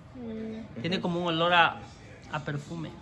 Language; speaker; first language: Spanish; native; Spanish